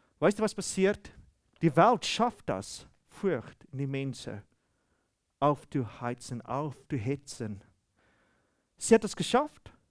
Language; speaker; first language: German; non-native, fluent; Afrikaans